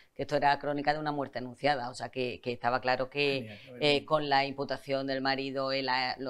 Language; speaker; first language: Spanish; native; Spanish